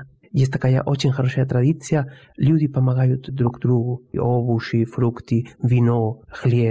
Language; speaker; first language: Russian; non-native, fluent; Spanish